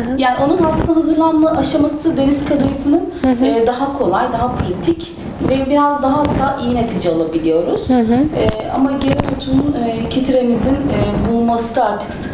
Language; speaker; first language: Turkish; native; Turkish